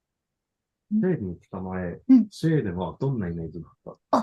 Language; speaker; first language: Japanese; non-native, learner; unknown